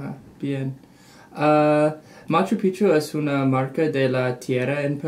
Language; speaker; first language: Spanish; non-native, learner; English